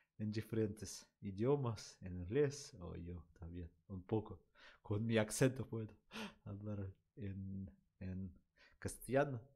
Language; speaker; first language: Spanish; non-native, learner; Russian